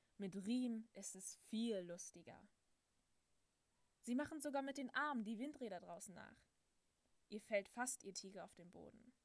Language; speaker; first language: German; native; German